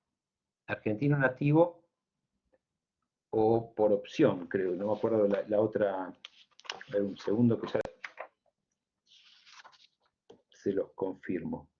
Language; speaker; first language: Spanish; native; Spanish